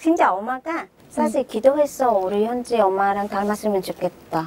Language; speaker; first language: Korean; non-native, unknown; Khmer